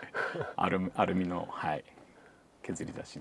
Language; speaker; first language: Japanese; native; Japanese